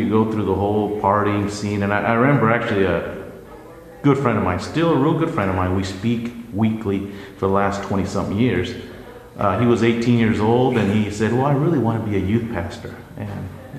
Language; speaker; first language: English; early bilingual, other home language; Spanish